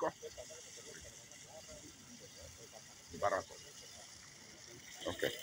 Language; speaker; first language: Spanish; non-native, learner; Finnish